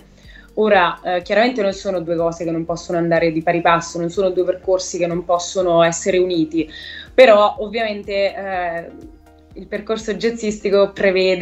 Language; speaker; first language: Italian; native; Italian